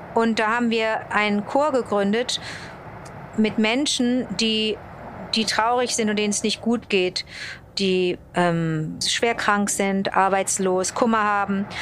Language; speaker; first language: German; early bilingual, other home language; English